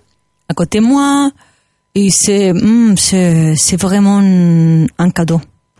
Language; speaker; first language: French; non-native, learner; Spanish